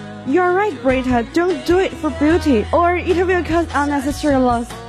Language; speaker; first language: English; non-native, learner; Chinese